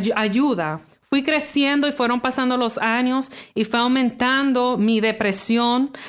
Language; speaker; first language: Spanish; early bilingual, heritage; English